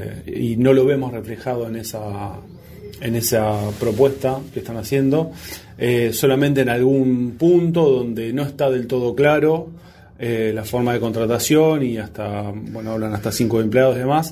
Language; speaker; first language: Spanish; native; Spanish